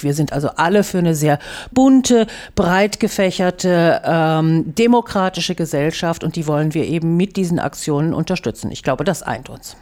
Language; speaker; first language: German; native; German